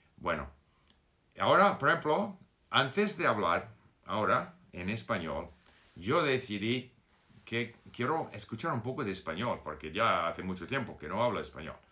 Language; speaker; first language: Spanish; non-native, fluent; English